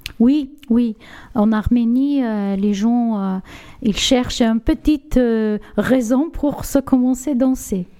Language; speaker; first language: French; non-native, learner; Armenian